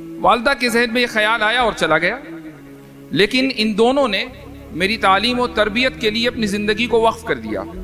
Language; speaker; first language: Urdu; native; Urdu